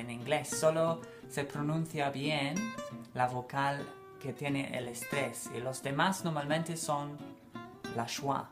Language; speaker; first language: Spanish; non-native, fluent; English